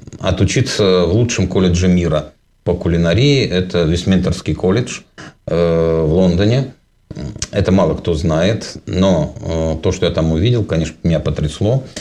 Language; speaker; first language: Russian; native; Russian